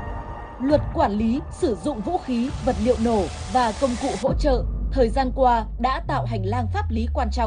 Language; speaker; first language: Vietnamese; native; Vietnamese